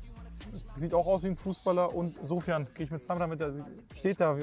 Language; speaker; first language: German; native; German